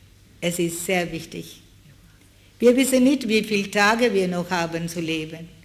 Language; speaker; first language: German; non-native, fluent; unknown